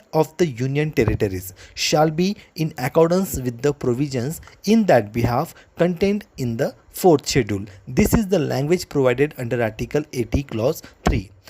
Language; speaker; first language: English; non-native, local second language; Marathi